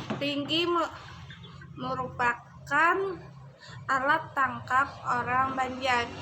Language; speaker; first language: Indonesian; non-native, local second language; Banjar